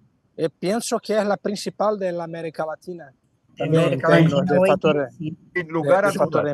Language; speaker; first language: Spanish; non-native, fluent; Portuguese